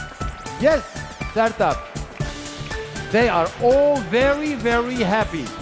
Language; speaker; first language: English; non-native, fluent; Turkish